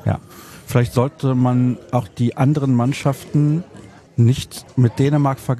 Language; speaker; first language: German; native; German